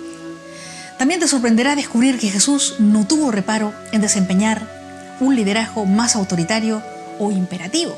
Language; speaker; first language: Spanish; native; Spanish